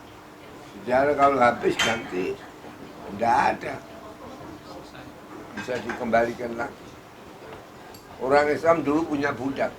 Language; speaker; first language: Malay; non-native, local second language; Javanese